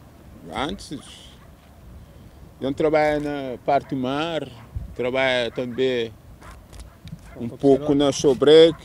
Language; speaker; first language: Portuguese; non-native, local second language; Kabuverdianu